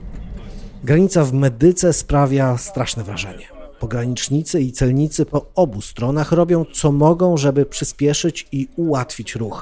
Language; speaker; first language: Polish; native; Polish